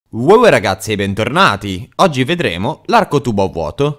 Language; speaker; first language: Italian; native; Italian